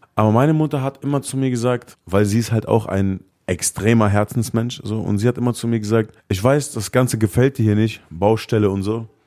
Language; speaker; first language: German; early bilingual, other home language; Arabic